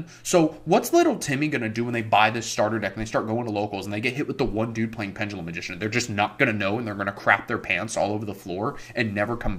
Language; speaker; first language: English; native; English